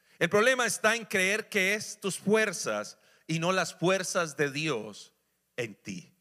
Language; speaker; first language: Spanish; native; Spanish